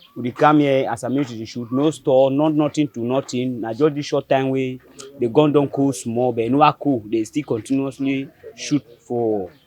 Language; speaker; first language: Nigerian Pidgin; native; Nigerian Pidgin